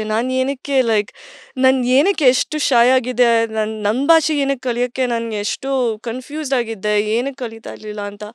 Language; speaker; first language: Kannada; early bilingual, heritage; English